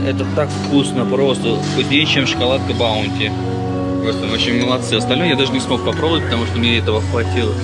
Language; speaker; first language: Russian; native; Russian